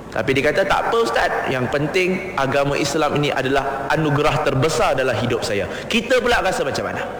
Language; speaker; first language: Malay; native; Malay